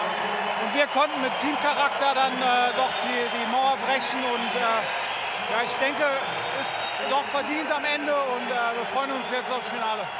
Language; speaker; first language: German; native; German